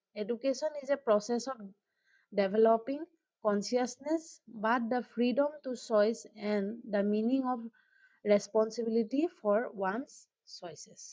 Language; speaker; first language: English; non-native, local second language; Assamese